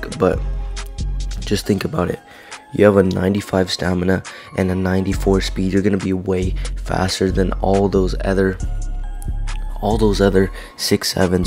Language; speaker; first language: English; native; English